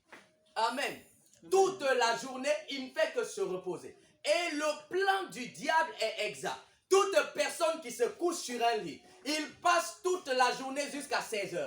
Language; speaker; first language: French; non-native, local second language; Lingala